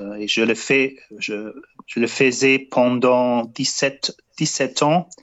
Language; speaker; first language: French; non-native, fluent; German